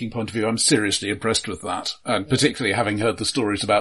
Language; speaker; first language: English; native; English